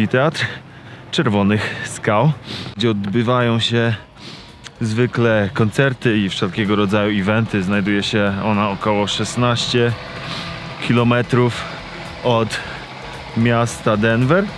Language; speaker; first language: Polish; native; Polish